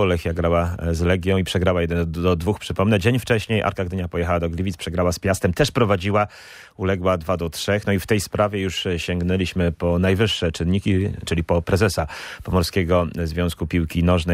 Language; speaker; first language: Polish; native; Polish